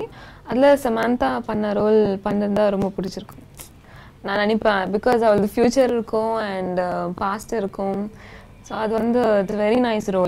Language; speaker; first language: Tamil; non-native, local second language; Telugu